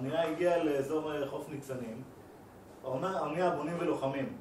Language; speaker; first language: Hebrew; native; Hebrew